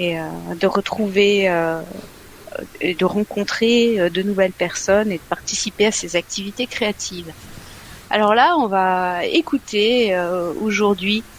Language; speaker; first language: French; native; French